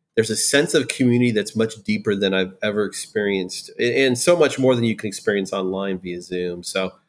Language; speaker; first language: English; native; English